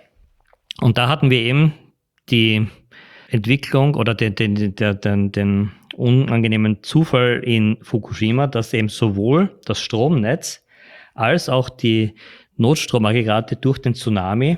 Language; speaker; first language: German; native; German